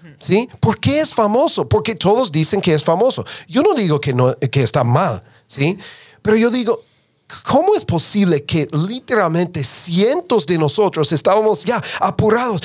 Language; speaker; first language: Spanish; non-native, fluent; English